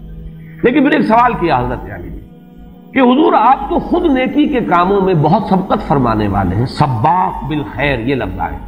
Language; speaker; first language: Urdu; native; Urdu